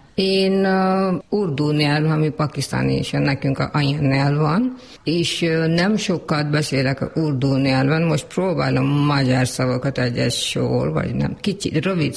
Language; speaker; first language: Hungarian; non-native, learner; Urdu